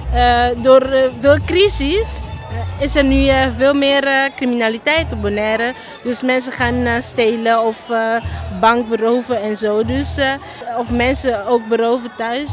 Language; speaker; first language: Dutch; non-native, local second language; Papiamento